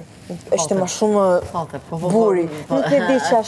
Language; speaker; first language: Albanian; non-native, learner; Italian